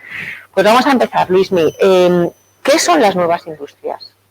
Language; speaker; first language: Spanish; native; Spanish